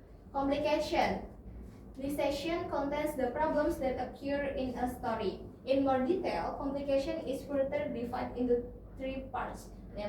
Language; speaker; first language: English; non-native, learner; Indonesian